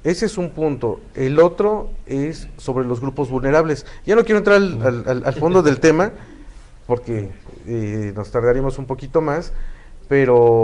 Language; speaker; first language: Spanish; native; Spanish